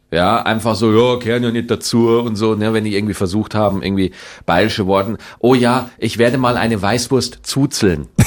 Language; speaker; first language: German; native; German